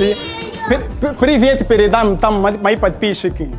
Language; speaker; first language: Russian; non-native, learner; Portuguese